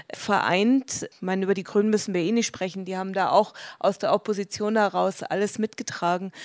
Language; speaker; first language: German; native; German